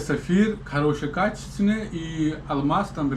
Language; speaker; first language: Russian; non-native, learner; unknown